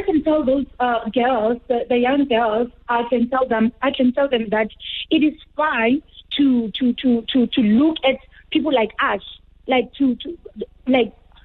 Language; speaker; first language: English; non-native, local second language; Venda